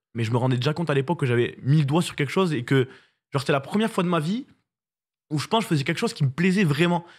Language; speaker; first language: French; native; French